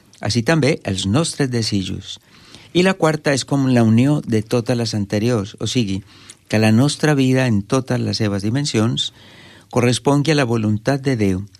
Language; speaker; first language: Catalan; non-native, fluent; Spanish